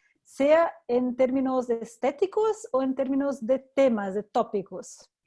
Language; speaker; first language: Spanish; non-native, fluent; Portuguese